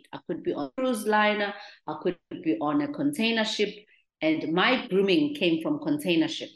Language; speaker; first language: English; non-native, local second language; Zulu